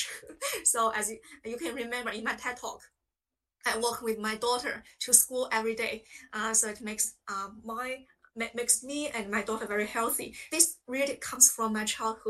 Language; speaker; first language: English; non-native, fluent; Chinese